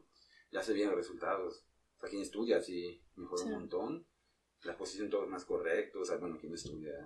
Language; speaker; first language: Spanish; native; Spanish